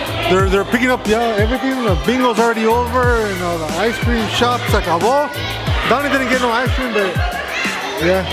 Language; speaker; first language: English; early bilingual, other home language; Spanish